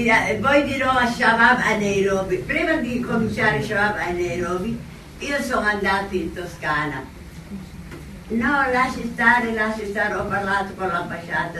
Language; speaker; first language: Italian; non-native, local second language; Somali